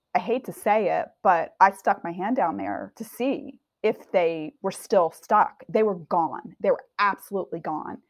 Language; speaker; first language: English; native; English